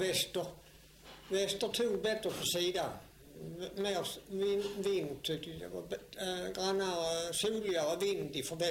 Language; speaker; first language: Swedish; native; Swedish